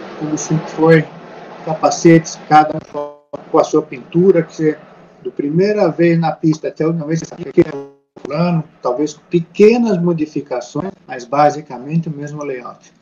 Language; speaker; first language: Portuguese; native; Portuguese